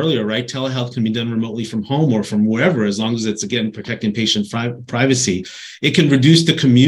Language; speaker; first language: English; native; English